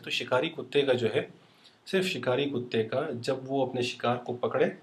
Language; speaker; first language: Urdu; non-native, fluent; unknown